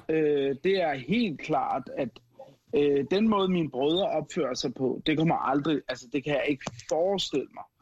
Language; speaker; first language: Danish; early bilingual, other home language; Arabic